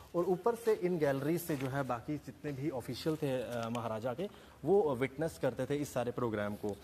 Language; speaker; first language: Hindi; native; Hindi